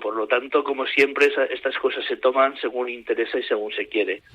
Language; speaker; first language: Spanish; native; Spanish